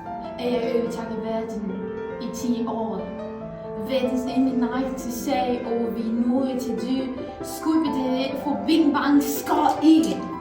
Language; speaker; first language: Danish; non-native, learner; Icelandic